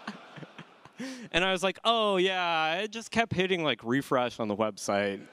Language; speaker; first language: English; native; English